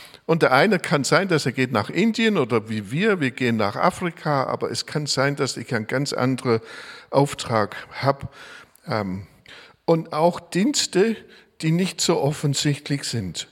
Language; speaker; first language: German; non-native, fluent; English